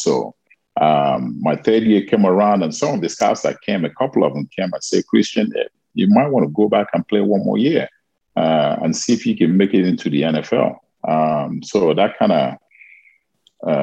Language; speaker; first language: English; non-native, local second language; Igbo